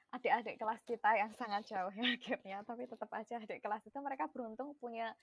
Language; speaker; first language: Indonesian; non-native, local second language; Javanese